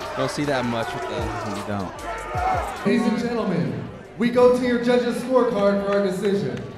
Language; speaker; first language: English; native; English